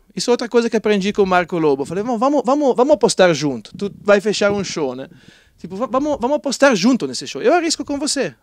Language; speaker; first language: Portuguese; non-native, fluent; Italian